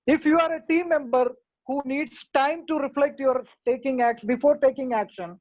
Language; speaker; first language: English; non-native, local second language; Malayalam